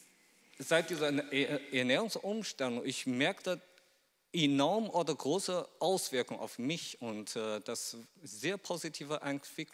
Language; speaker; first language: German; non-native, fluent; Chinese